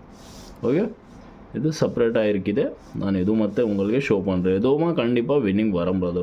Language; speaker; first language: Tamil; non-native, learner; Kannada